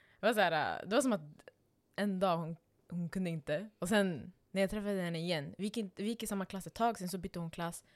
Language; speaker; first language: Swedish; non-native, local second language; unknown